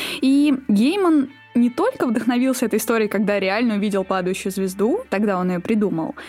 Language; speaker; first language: Russian; native; Russian